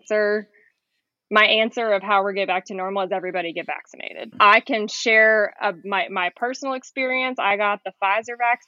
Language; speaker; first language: English; native; English